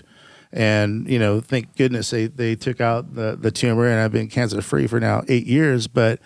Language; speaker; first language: English; native; English